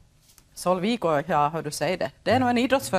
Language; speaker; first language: Swedish; native; Swedish